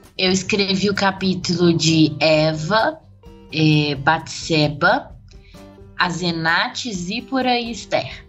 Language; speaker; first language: Portuguese; native; Portuguese